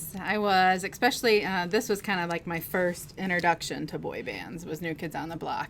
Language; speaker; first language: English; native; English